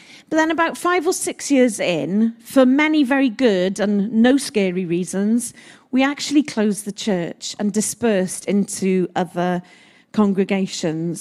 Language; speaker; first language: English; native; English